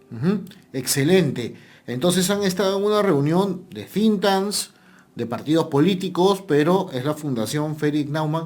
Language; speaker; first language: Spanish; native; Spanish